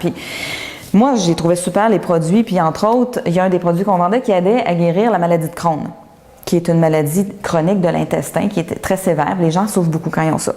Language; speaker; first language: French; native; French